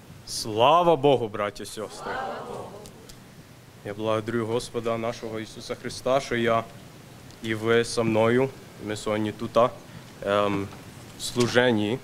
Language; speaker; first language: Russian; non-native, local second language; Ukrainian